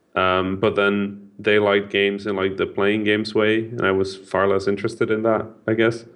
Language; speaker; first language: English; non-native, fluent; Dutch